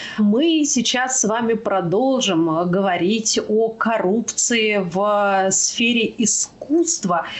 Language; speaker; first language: Russian; native; Russian